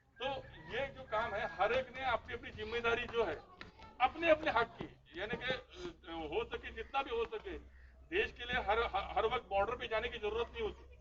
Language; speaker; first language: Hindi; non-native, local second language; Marathi